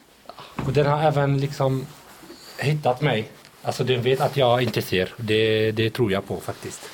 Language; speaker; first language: Swedish; early bilingual, other home language; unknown